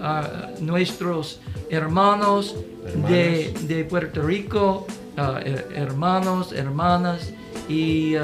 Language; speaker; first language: Spanish; non-native, learner; English